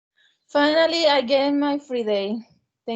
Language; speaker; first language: English; non-native, learner; Spanish